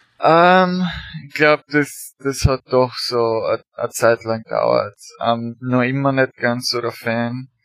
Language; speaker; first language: German; native; German